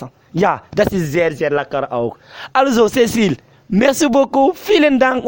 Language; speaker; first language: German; non-native, learner; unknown